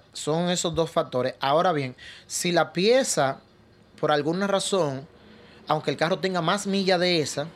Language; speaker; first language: Spanish; native; Spanish